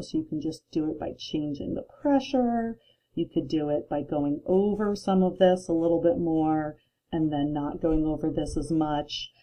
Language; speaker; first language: English; native; English